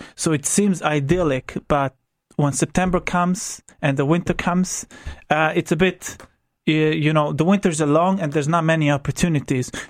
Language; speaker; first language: English; non-native, fluent; Croatian